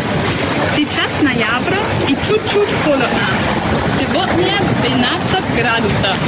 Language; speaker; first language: Russian; non-native, learner; German